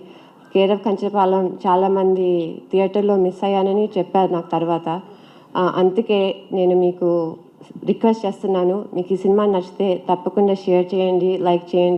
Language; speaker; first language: Telugu; early bilingual, heritage; Telugu